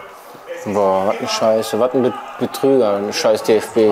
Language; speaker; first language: German; native; German